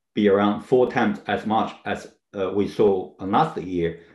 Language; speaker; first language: English; non-native, fluent; Chinese